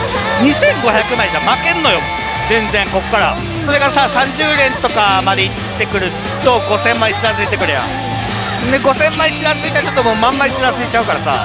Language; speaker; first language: Japanese; native; Japanese